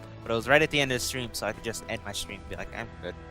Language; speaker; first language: English; native; English